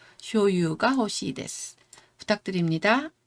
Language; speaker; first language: Korean; native; Korean